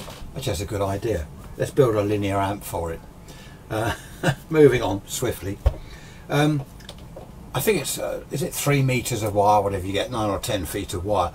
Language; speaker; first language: English; native; English